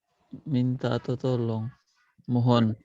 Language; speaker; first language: Indonesian; native; Indonesian